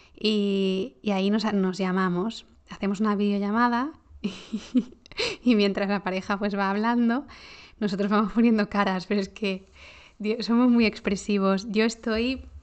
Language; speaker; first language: Spanish; native; Spanish